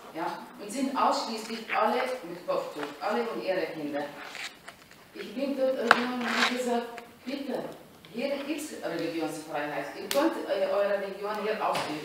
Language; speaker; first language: German; non-native, learner; Arabic